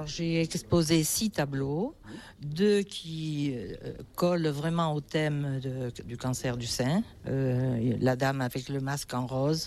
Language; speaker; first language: French; native; French